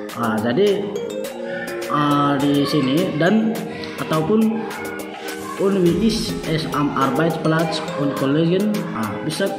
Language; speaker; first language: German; non-native, fluent; Indonesian